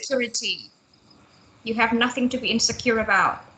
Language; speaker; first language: English; non-native, fluent; Indonesian